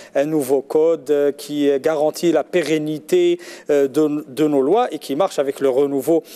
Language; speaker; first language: French; non-native, local second language; Arabic